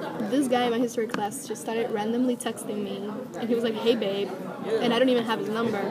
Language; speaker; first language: English; non-native, fluent; Spanish